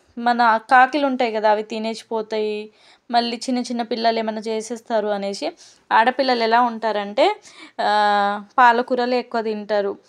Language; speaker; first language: Telugu; non-native, local second language; Lambadi